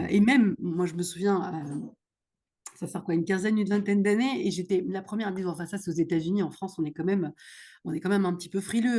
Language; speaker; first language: French; native; French